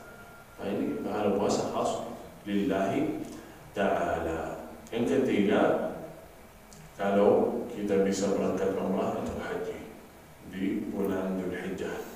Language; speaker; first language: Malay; non-native, fluent; Arabic